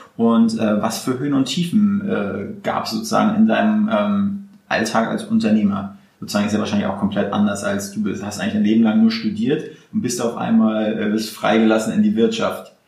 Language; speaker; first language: German; native; German